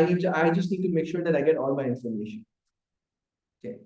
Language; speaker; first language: English; non-native, local second language; Urdu